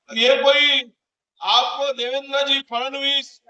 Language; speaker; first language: Hindi; non-native, local second language; Marathi